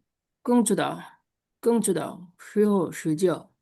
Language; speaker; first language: Chinese; non-native, fluent; Bangla